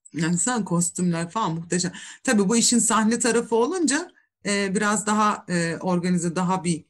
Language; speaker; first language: Turkish; native; Turkish